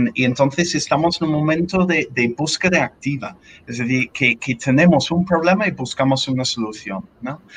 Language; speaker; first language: Spanish; non-native, fluent; English